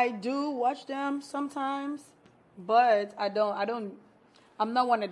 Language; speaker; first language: English; non-native, local second language; Yoruba